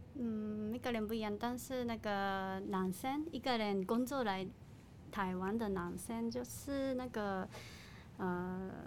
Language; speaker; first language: Chinese; non-native, learner; Japanese